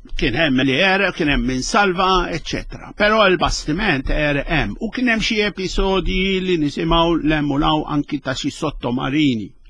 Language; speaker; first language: Maltese; early bilingual, other home language; Spanish